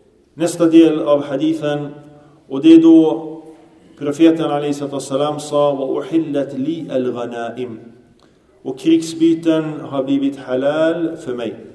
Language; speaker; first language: Swedish; early bilingual, other home language; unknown